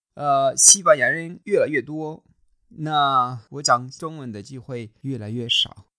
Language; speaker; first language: Chinese; non-native, fluent; Spanish